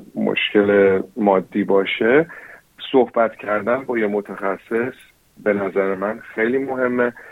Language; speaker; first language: Persian; early bilingual, heritage; Persian